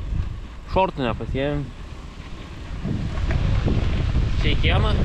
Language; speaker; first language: Lithuanian; native; Lithuanian